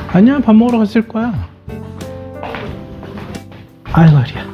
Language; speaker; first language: Korean; native; Korean